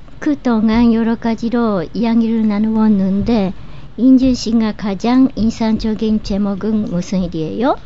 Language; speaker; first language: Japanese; native; Japanese